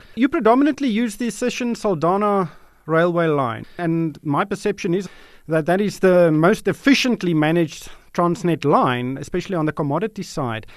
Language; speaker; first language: English; non-native, local second language; Afrikaans